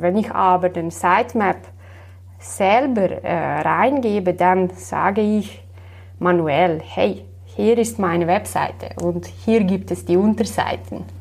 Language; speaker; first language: German; non-native, fluent; Slovenian